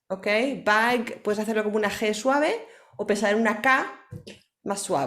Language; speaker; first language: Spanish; native; Spanish